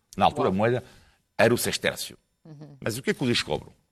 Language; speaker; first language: Portuguese; non-native, fluent; French